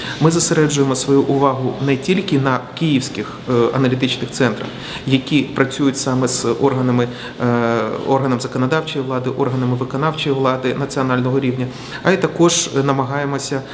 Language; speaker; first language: Ukrainian; native; Ukrainian